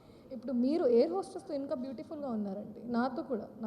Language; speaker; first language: Telugu; non-native, local second language; Hindi